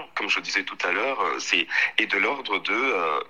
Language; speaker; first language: French; non-native, local second language; Swahili